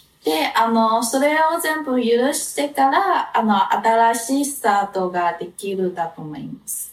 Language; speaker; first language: Japanese; non-native, fluent; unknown